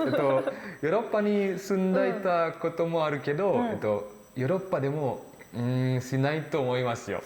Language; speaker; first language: Japanese; non-native, learner; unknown